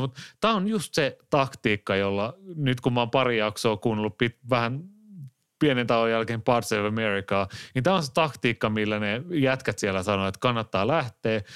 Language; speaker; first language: Finnish; native; Finnish